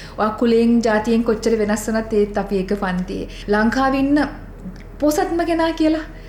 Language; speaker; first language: Sinhala; native; Sinhala